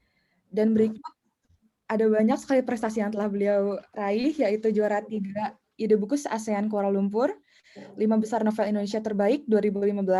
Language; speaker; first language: Indonesian; native; Indonesian